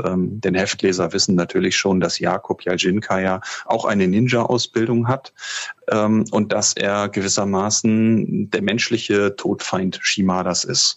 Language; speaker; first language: German; native; German